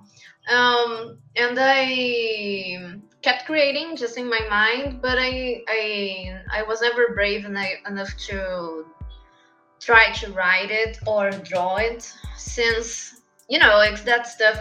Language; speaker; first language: English; non-native, fluent; Portuguese